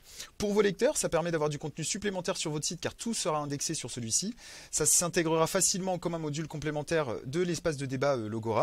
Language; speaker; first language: French; native; French